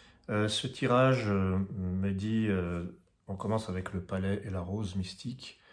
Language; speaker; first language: French; native; French